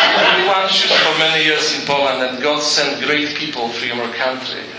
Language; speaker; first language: English; non-native, fluent; Polish